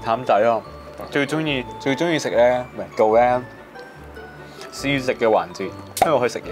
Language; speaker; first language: Chinese; native; Chinese